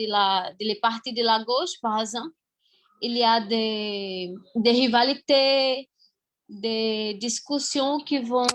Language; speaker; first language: French; non-native, fluent; Portuguese